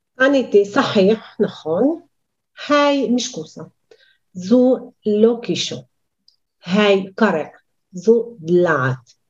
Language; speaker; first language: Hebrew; non-native, local second language; Arabic